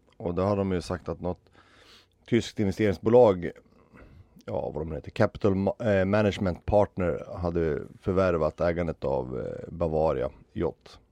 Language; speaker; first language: Swedish; native; Swedish